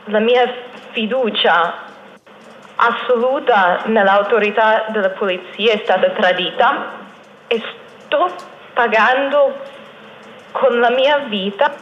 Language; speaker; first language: Italian; non-native, fluent; English